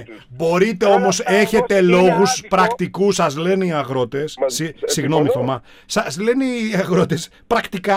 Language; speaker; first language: Greek; native; Greek